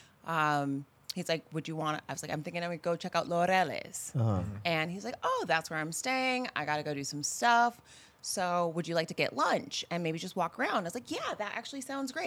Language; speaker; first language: English; native; English